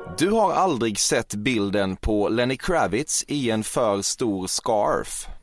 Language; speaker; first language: Swedish; native; Swedish